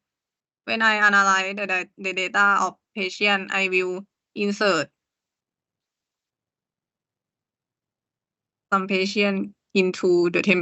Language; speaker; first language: English; non-native, learner; Thai